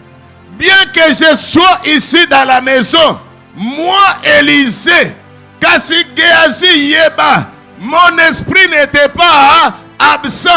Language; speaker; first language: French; non-native, local second language; Lingala